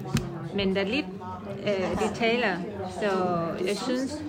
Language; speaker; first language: Danish; non-native, learner; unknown